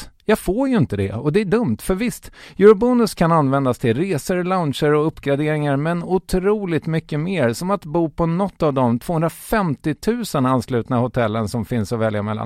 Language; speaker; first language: Swedish; native; Swedish